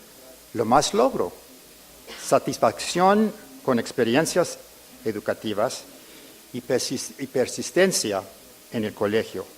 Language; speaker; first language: Spanish; early bilingual, heritage; English